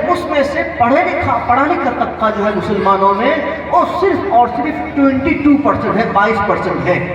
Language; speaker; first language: Urdu; non-native, local second language; Bangla